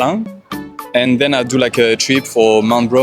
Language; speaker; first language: English; non-native, fluent; French